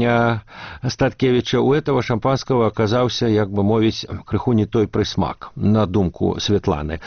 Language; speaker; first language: Belarusian; native; Belarusian